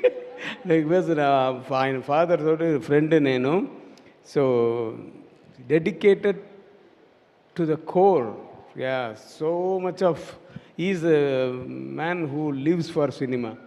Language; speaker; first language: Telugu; non-native, learner; Tamil